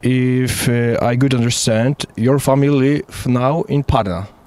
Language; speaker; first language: English; non-native, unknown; Polish